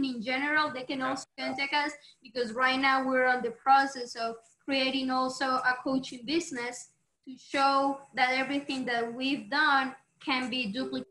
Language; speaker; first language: English; non-native, fluent; Spanish